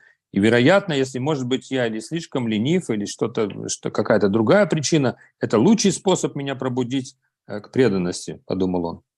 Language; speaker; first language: Russian; native; Russian